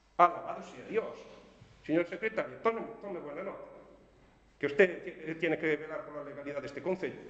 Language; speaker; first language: Spanish; non-native, local second language; Galician